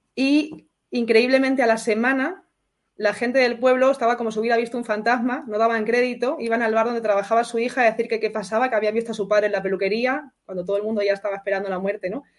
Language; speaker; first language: Spanish; native; Spanish